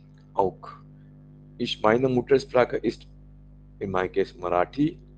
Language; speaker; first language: German; non-native, learner; Marathi